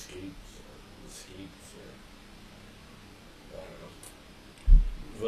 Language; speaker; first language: English; native; English